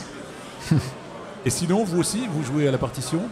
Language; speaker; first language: French; native; French